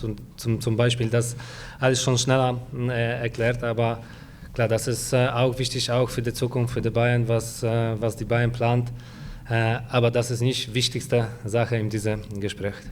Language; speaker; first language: German; non-native, fluent; Polish